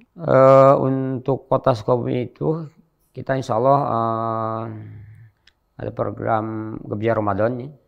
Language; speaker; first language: Indonesian; native; Indonesian